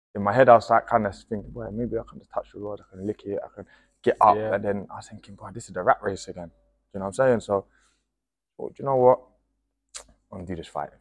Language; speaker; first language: English; native; English